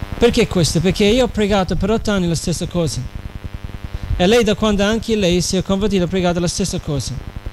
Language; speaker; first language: Italian; non-native, fluent; English